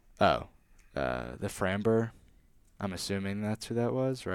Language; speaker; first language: English; native; English